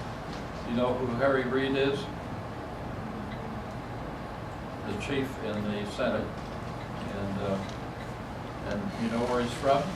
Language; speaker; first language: English; native; English